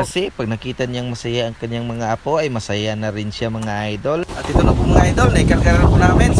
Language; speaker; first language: Filipino; native; Filipino